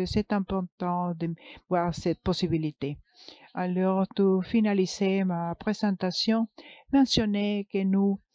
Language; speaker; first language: French; non-native, fluent; English